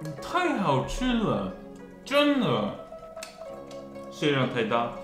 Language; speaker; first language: Chinese; non-native, fluent; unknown